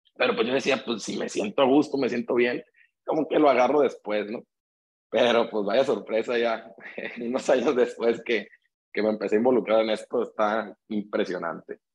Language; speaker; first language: Spanish; native; Spanish